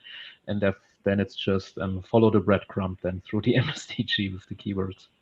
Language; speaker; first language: English; non-native, fluent; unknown